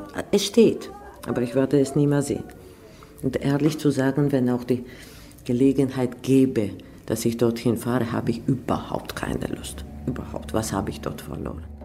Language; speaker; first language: German; non-native, fluent; Georgian